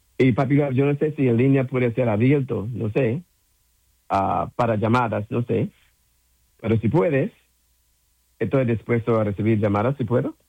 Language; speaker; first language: Spanish; non-native, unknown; English